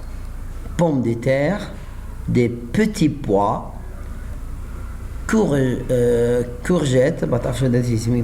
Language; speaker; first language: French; non-native, fluent; Arabic